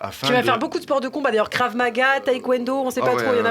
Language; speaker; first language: French; native; French